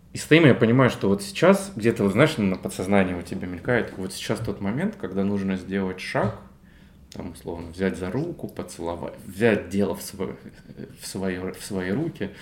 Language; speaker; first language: Russian; native; Russian